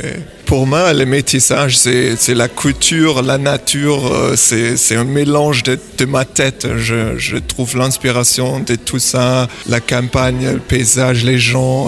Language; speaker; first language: French; non-native, learner; German